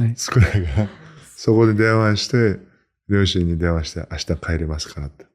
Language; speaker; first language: Japanese; non-native, fluent; Mongolian